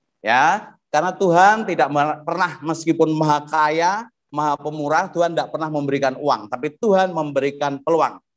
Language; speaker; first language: Indonesian; non-native, local second language; Javanese